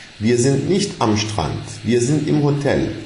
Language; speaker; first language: German; non-native, fluent; Turkish